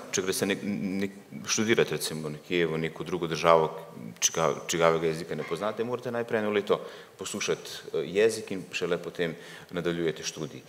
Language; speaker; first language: Slovenian; early bilingual, other home language; Bosnian